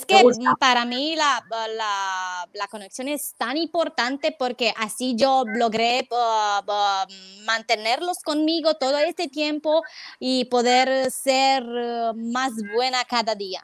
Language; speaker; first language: Spanish; non-native, fluent; Romanian